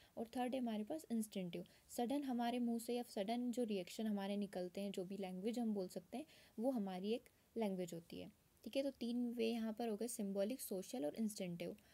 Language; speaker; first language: Hindi; native; Hindi